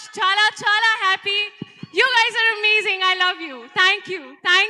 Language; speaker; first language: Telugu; non-native, learner; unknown